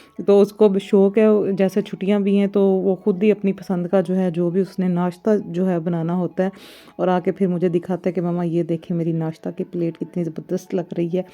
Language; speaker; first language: Urdu; non-native, local second language; Punjabi